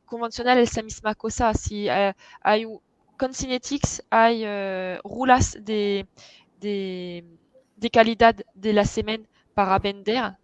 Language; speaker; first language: Spanish; non-native, fluent; French